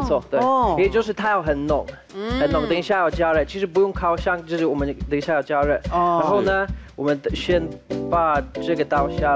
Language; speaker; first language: Chinese; non-native, fluent; Polish